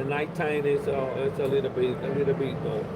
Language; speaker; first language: English; non-native, learner; Spanish